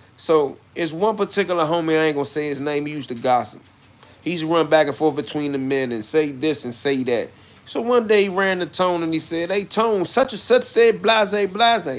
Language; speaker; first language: English; native; English